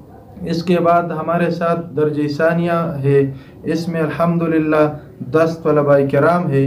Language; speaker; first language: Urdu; non-native, local second language; Pashto